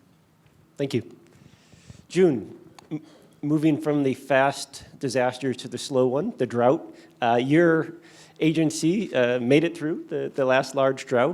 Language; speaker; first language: English; native; English